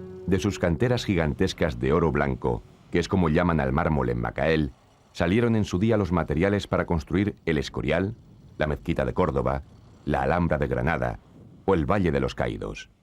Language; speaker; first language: Spanish; native; Spanish